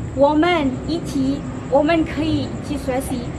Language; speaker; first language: Chinese; non-native, learner; Indonesian